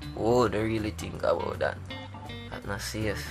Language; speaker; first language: English; native; English